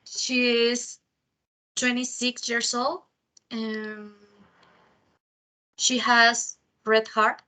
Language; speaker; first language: English; non-native, learner; Spanish